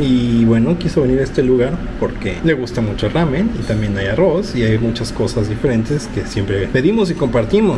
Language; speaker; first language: Spanish; native; Spanish